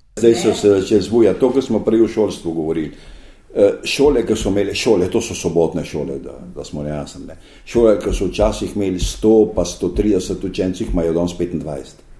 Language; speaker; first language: Slovenian; early bilingual, heritage; Slovenian